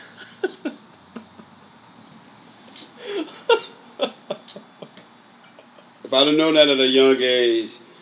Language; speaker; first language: English; native; English